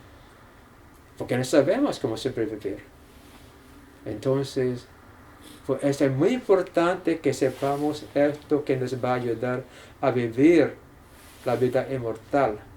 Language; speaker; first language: Spanish; non-native, learner; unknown